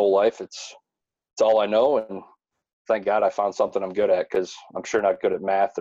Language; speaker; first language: English; native; English